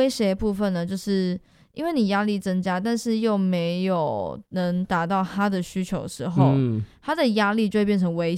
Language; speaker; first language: Chinese; native; Chinese